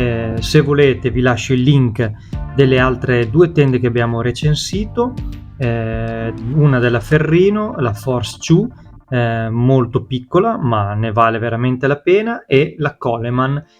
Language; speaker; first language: Italian; native; Italian